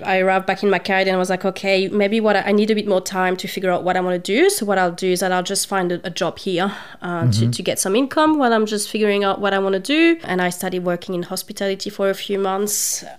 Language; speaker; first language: English; non-native, fluent; French